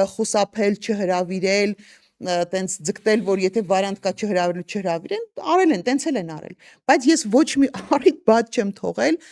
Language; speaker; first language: Armenian; native; Armenian